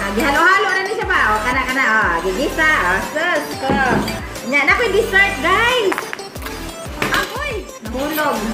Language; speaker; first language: Cebuano; native; Cebuano